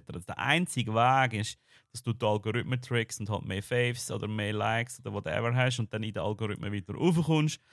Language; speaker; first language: German; native; German